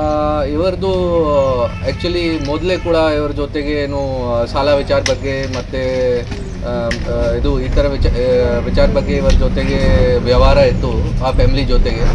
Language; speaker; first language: Kannada; non-native, fluent; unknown